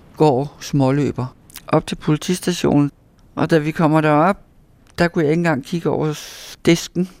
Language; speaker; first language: Danish; native; Danish